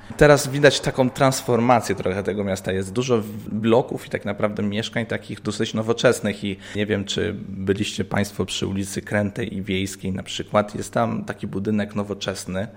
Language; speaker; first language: Polish; native; Polish